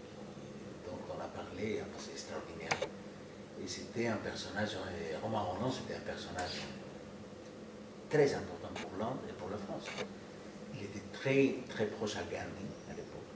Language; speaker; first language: French; non-native, fluent; Spanish